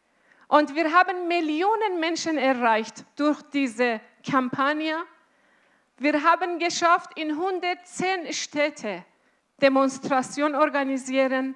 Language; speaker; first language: German; non-native, fluent; Azerbaijani